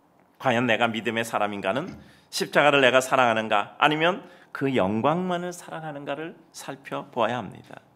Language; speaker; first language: Korean; native; Korean